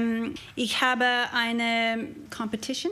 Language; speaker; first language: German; non-native, learner; English